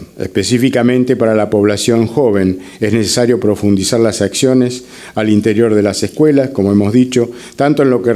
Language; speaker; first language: Spanish; native; Spanish